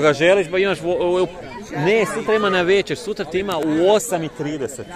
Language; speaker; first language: Serbian; native; Serbian